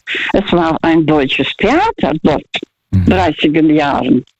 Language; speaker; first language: German; non-native, fluent; Russian